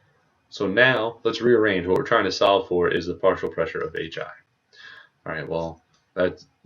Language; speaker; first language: English; native; English